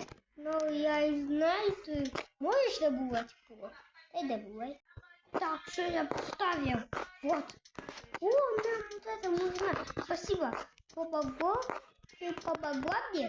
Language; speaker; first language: Russian; non-native, local second language; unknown